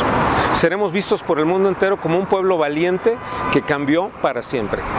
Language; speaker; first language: Spanish; native; Spanish